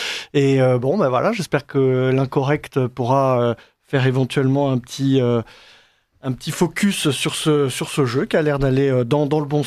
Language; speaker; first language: French; native; French